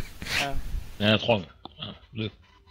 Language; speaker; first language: French; native; French